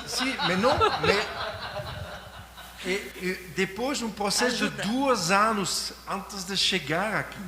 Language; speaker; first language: Portuguese; non-native, learner; French